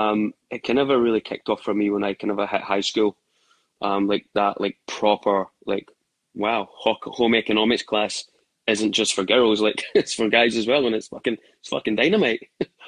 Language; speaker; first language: English; native; English